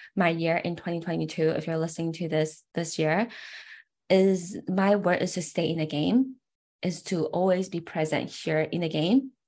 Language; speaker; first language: English; early bilingual, other home language; Chinese